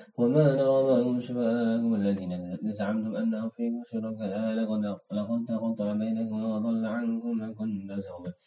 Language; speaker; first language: Arabic; non-native, learner; Indonesian